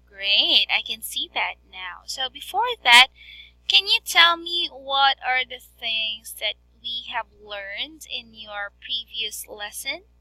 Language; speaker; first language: English; non-native, fluent; Filipino